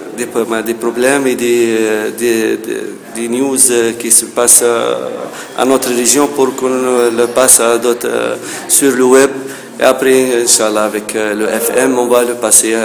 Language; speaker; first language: French; non-native, local second language; Arabic